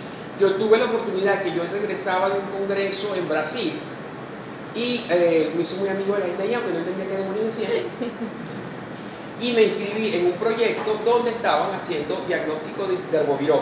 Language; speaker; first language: Spanish; native; Spanish